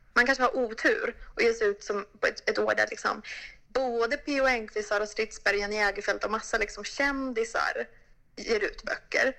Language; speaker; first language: Swedish; native; Swedish